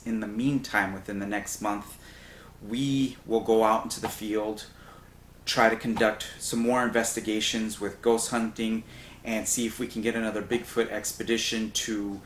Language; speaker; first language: English; native; English